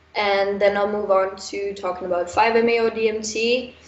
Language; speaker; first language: English; non-native, fluent; Norwegian